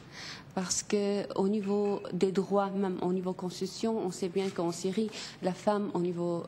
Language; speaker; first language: French; non-native, fluent; Kurdish